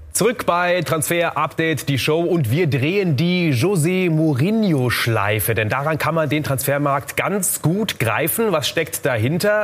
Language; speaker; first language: German; native; German